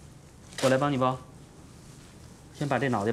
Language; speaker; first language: Chinese; native; Chinese